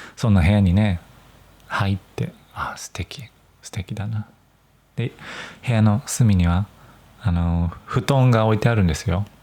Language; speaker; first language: Japanese; native; Japanese